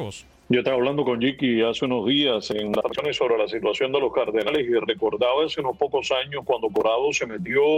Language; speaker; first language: Spanish; native; Spanish